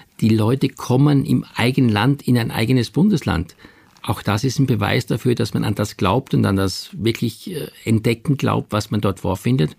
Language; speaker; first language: German; native; German